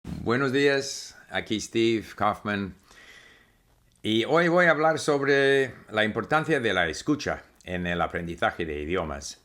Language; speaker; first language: Spanish; non-native, fluent; English